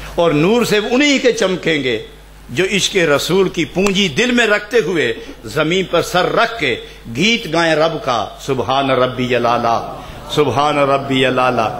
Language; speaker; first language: Urdu; non-native, local second language; Punjabi